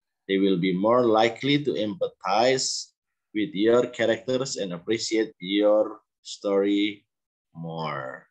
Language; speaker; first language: English; non-native, fluent; Indonesian